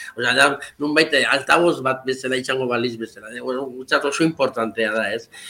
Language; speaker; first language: Basque; native; Basque